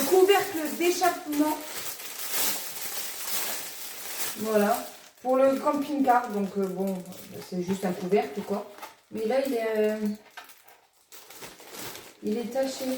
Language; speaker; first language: French; native; French